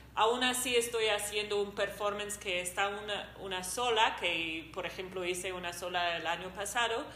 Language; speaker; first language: Spanish; non-native, fluent; English